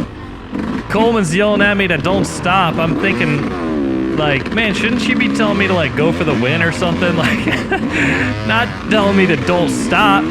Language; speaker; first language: English; native; English